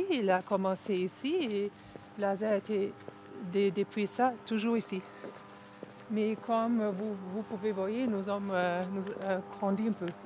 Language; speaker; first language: French; non-native, fluent; German